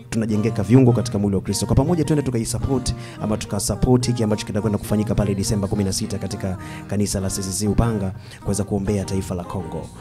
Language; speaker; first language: Swahili; native; Swahili